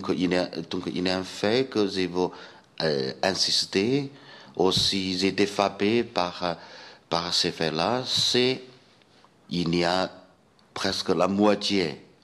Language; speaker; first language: French; non-native, fluent; Chinese